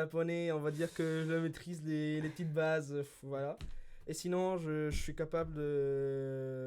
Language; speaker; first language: French; early bilingual, other home language; Spanish